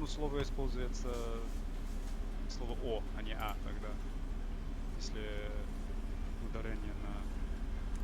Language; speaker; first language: Russian; non-native, learner; English